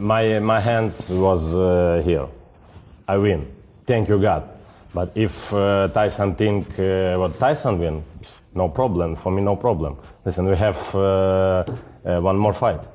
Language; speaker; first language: English; non-native, learner; Ukrainian